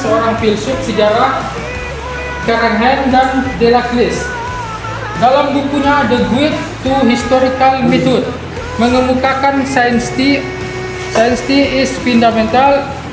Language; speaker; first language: Indonesian; non-native, local second language; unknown